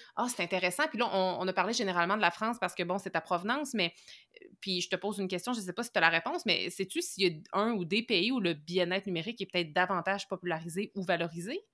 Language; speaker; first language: French; native; French